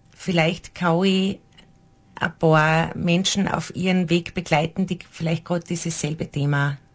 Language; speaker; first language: German; native; German